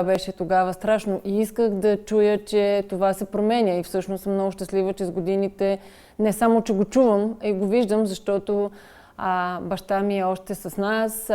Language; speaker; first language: Bulgarian; native; Bulgarian